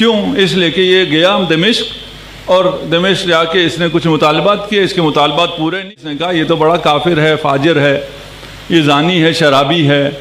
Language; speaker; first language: Urdu; non-native, local second language; Punjabi